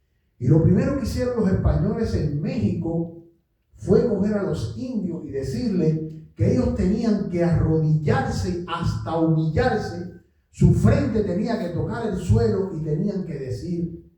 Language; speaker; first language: Spanish; native; Spanish